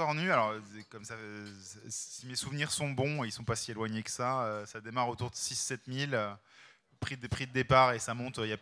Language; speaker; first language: French; native; French